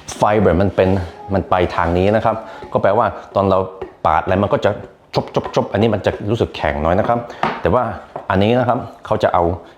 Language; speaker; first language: Thai; non-native, fluent; Swedish